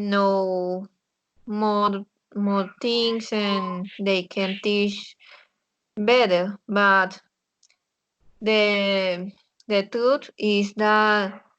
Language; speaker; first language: English; non-native, learner; Spanish